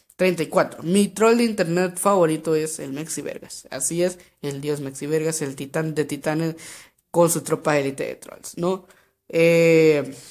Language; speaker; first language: Spanish; native; Spanish